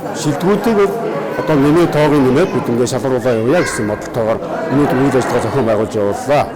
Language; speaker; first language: Mongolian; native; Mongolian